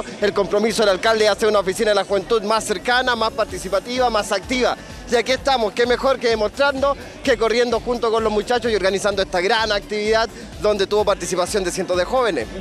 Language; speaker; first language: Spanish; native; Spanish